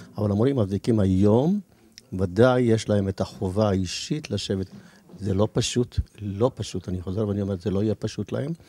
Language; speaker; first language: Hebrew; native; Hebrew